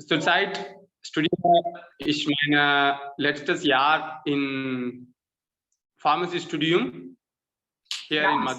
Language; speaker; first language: German; non-native, learner; Tamil